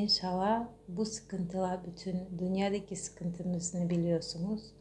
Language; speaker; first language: Turkish; non-native, fluent; Russian